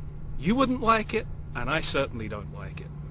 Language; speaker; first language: English; native; English